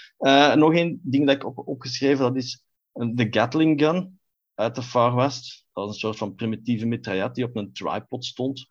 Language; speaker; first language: Dutch; native; Dutch